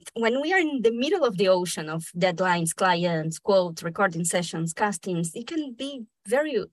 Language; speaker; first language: English; non-native, fluent; Spanish